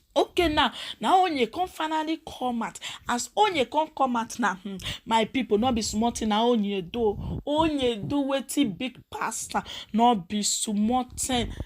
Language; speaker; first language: Nigerian Pidgin; non-native, local second language; Yoruba